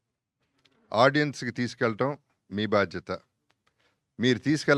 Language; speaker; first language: Telugu; native; Telugu